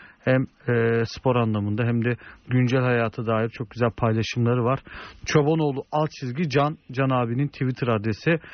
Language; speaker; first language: Turkish; native; Turkish